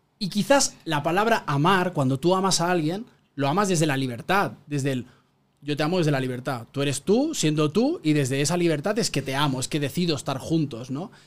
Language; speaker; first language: Spanish; native; Spanish